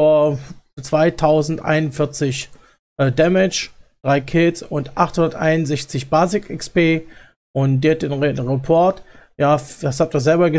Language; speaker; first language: German; native; German